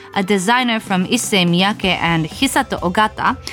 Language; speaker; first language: English; non-native, fluent; Japanese